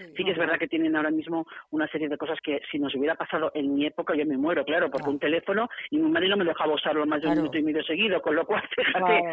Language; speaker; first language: Spanish; native; Spanish